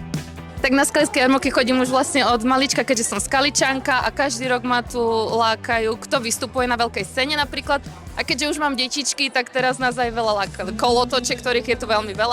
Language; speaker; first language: Slovak; native; Slovak